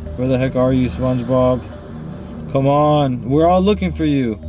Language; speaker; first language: English; native; English